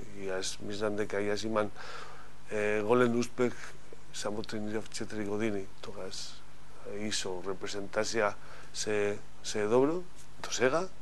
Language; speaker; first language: Macedonian; non-native, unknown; Spanish